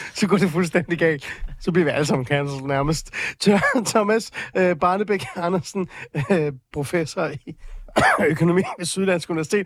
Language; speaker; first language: Danish; native; Danish